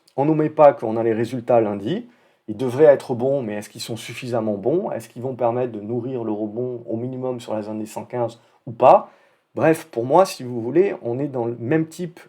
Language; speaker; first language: French; native; French